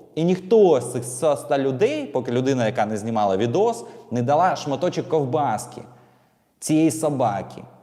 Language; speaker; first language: Ukrainian; non-native, local second language; Russian